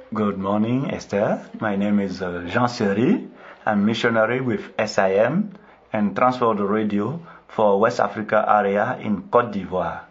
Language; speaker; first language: English; non-native, local second language; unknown